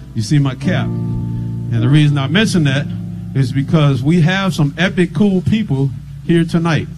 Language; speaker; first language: English; native; English